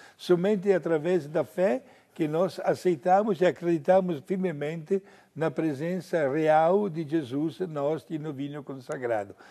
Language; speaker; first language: Portuguese; non-native, fluent; Italian